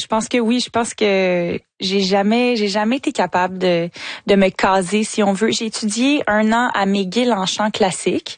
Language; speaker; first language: French; native; French